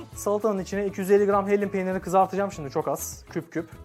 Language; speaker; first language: Turkish; native; Turkish